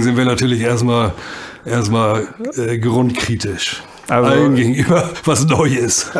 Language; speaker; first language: German; native; German